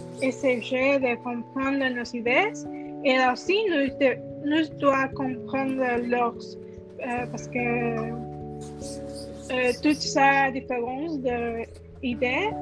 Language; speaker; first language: French; non-native, learner; Spanish